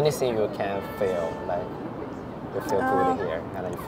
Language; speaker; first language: English; non-native, fluent; Chinese